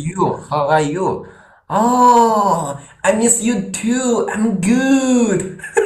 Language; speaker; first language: English; non-native, learner; Chinese